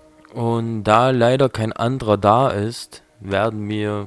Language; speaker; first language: German; native; German